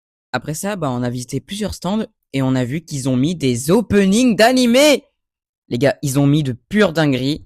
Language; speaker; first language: French; native; French